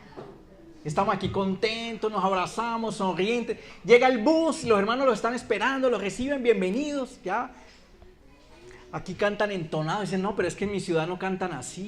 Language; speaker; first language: Spanish; native; Spanish